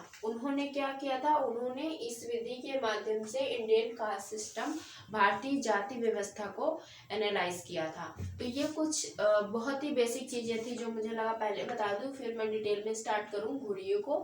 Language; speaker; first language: Hindi; native; Hindi